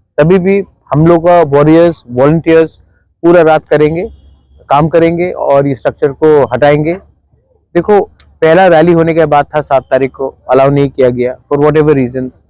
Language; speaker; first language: Hindi; non-native, local second language; Kok Borok